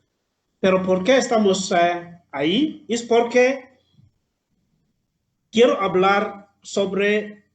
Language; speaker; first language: Spanish; non-native, fluent; Southern Sotho